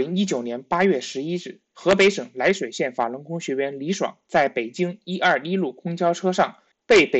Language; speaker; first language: Chinese; native; Chinese